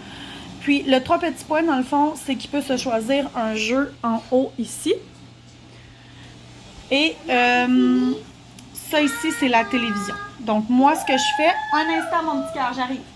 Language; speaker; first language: French; native; French